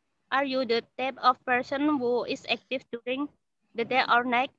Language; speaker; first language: English; non-native, learner; Indonesian